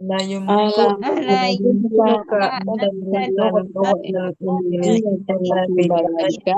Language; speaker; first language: Arabic; non-native, learner; Indonesian